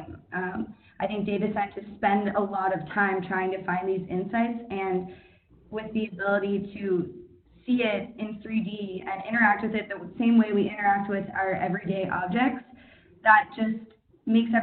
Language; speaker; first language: English; native; English